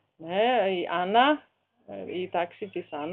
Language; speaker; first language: Greek; non-native, learner; German